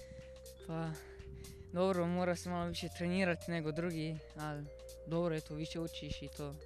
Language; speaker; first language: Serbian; early bilingual, heritage; Bosnian